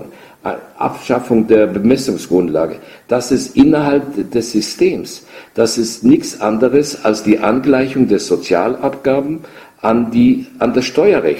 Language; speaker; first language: German; native; German